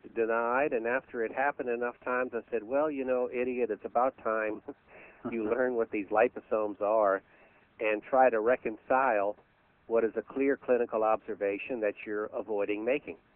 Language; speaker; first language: English; native; English